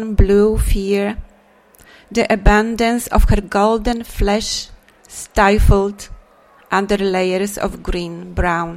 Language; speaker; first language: English; non-native, fluent; Polish